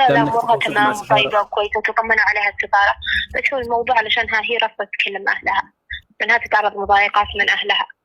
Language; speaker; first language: Arabic; native; Arabic